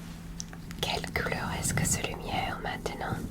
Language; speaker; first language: French; non-native, learner; English